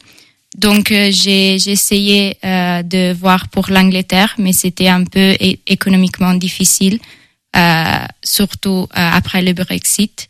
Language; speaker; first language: French; non-native, fluent; Italian